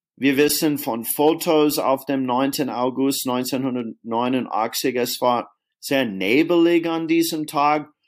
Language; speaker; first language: German; non-native, fluent; English